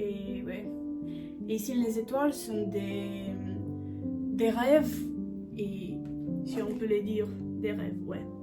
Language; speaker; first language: French; non-native, learner; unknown